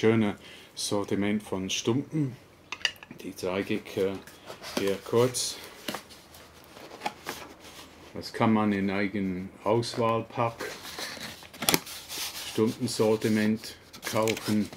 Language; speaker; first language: German; non-native, fluent; English